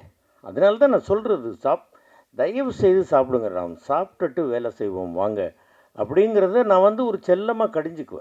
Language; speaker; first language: Tamil; native; Tamil